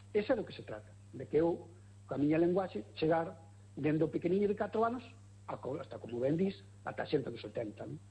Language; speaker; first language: Galician; native; Galician